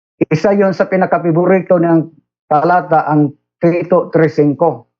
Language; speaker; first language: Filipino; non-native, local second language; Cebuano